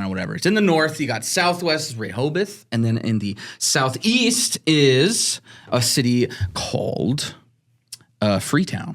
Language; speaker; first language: English; native; English